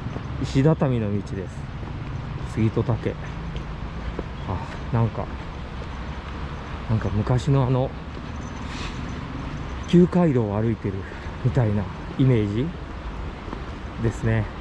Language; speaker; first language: Japanese; native; Japanese